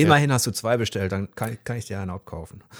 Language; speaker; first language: German; native; German